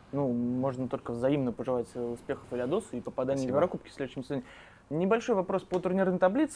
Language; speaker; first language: Russian; native; Russian